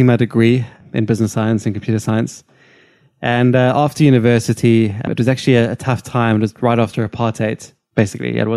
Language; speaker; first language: English; native; English